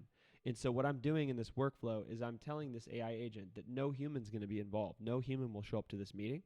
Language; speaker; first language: English; native; English